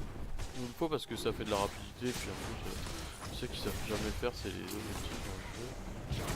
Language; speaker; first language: French; native; French